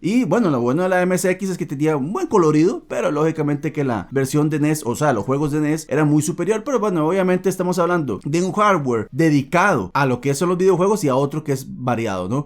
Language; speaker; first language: Spanish; native; Spanish